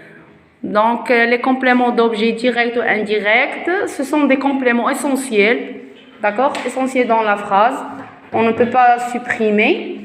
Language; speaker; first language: French; non-native, local second language; Arabic